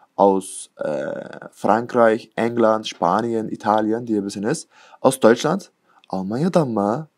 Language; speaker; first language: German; non-native, fluent; Turkish